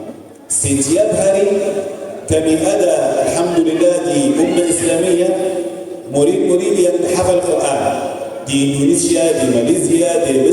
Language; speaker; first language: Indonesian; non-native, learner; Arabic